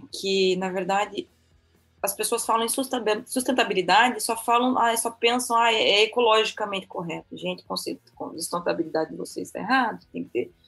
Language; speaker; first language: Portuguese; native; Portuguese